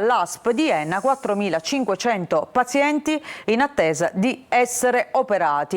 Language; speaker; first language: Italian; native; Italian